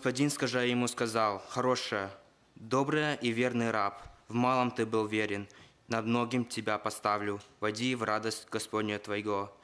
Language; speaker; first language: Russian; early bilingual, heritage; Russian